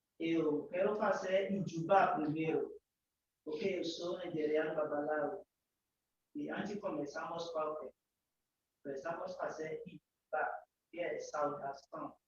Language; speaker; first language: Portuguese; non-native, learner; Yoruba